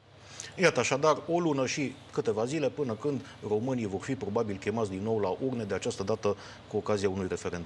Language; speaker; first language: Romanian; native; Romanian